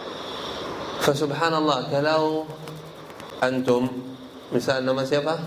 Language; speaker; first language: Indonesian; non-native, learner; Arabic